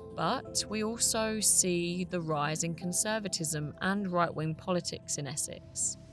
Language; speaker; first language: English; native; English